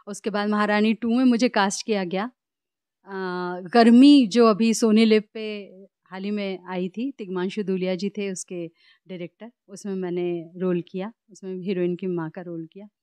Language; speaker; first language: Hindi; native; Hindi